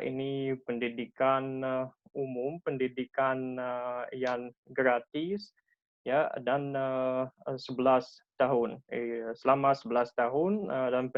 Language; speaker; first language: Indonesian; non-native, fluent; Russian